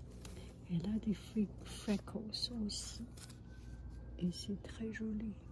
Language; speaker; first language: French; non-native, fluent; Chinese